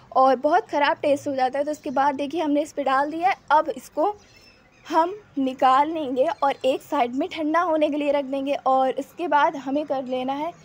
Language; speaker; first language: Hindi; native; Hindi